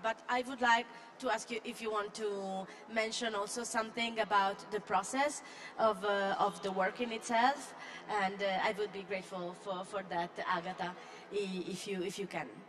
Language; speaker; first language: English; non-native, fluent; Italian